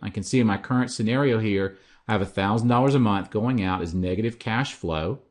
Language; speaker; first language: English; native; English